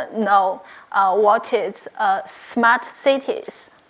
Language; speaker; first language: English; non-native, learner; Chinese